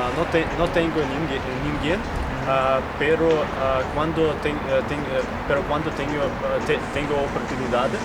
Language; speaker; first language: Spanish; non-native, learner; Ukrainian